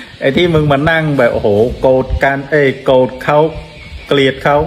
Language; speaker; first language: Thai; non-native, fluent; Khmer